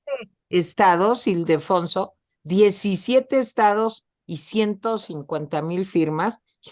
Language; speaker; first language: Spanish; native; Spanish